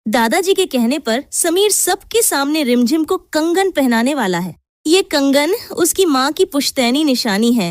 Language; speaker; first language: Hindi; native; Hindi